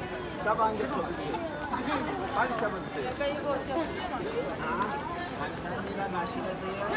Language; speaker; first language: Korean; non-native, learner; Turkish